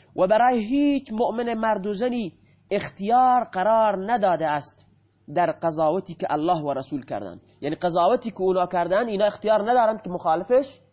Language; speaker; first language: Persian; native; Persian